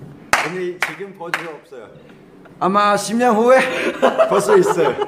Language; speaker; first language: Korean; non-native, learner; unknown